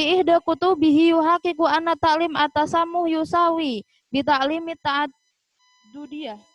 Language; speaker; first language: Arabic; non-native, learner; Indonesian